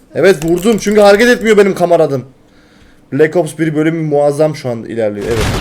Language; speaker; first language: Turkish; early bilingual, heritage; Turkish